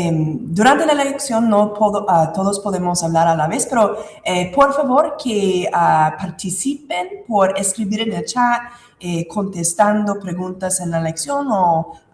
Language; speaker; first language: Spanish; non-native, fluent; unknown